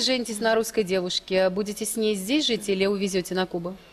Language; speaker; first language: Russian; native; Russian